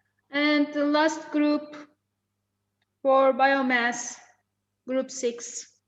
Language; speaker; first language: English; non-native, fluent; Turkish